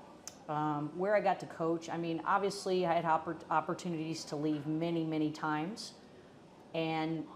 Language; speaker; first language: English; native; English